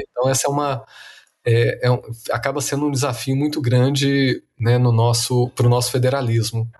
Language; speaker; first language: Portuguese; native; Portuguese